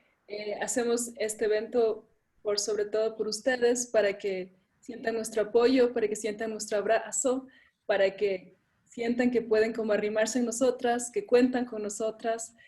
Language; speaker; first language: Spanish; native; Spanish